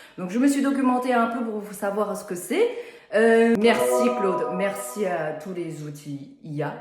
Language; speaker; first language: French; non-native, fluent; Chinese